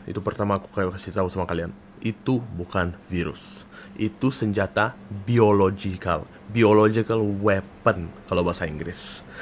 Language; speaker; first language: Indonesian; non-native, fluent; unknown